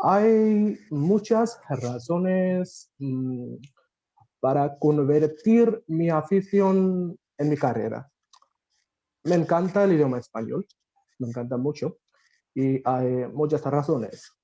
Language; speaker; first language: Spanish; non-native, fluent; Bangla